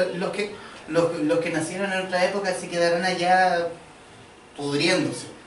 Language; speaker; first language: Spanish; native; Spanish